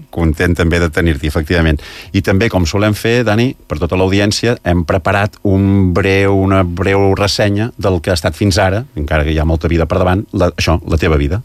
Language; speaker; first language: Catalan; native; Catalan